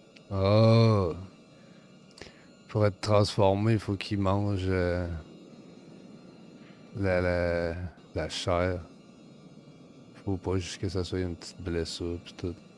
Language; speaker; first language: French; native; French